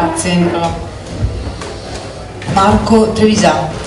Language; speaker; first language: Italian; native; Italian